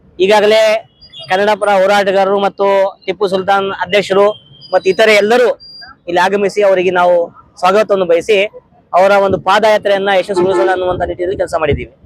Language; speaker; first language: Kannada; native; Kannada